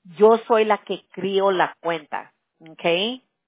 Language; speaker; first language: Spanish; early bilingual, heritage; Spanish